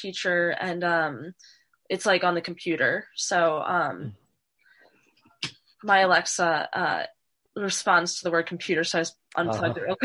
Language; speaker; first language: English; native; English